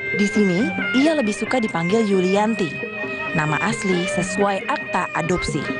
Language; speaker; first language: Indonesian; native; Indonesian